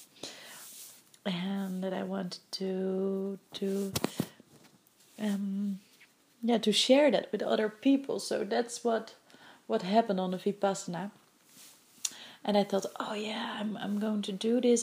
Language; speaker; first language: English; non-native, fluent; Dutch